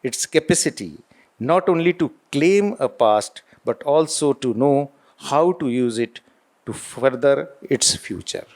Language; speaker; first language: English; non-native, local second language; Marathi